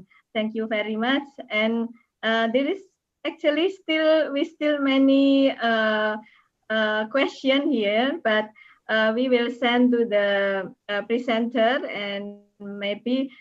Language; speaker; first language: English; non-native, learner; Indonesian